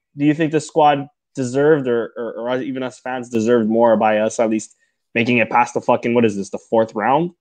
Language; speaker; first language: English; early bilingual, other home language; Portuguese